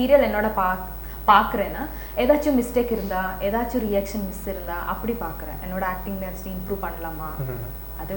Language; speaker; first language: Tamil; non-native, learner; Kannada